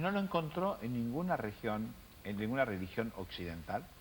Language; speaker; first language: Spanish; native; Spanish